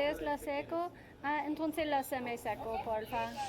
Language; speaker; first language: Spanish; non-native, learner; English